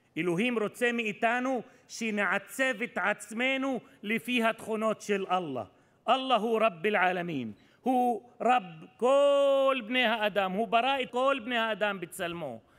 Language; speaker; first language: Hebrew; non-native, local second language; Arabic